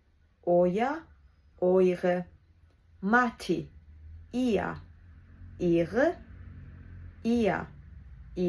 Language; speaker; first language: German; non-native, fluent; Georgian